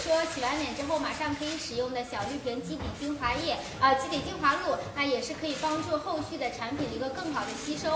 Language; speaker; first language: Chinese; native; Chinese